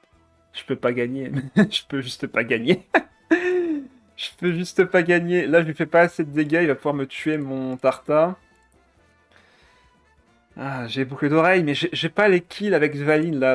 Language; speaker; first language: French; native; French